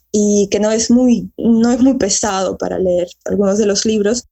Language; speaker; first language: Spanish; early bilingual, heritage; Spanish